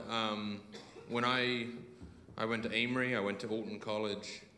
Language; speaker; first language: English; native; English